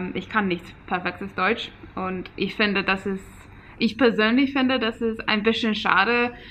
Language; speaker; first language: German; non-native, fluent; Finnish